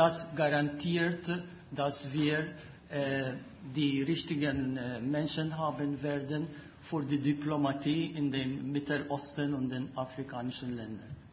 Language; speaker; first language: German; non-native, fluent; Maltese